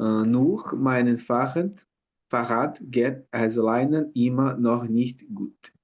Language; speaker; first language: German; non-native, learner; Portuguese